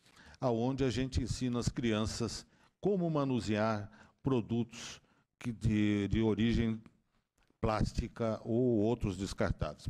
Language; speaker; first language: Portuguese; native; Portuguese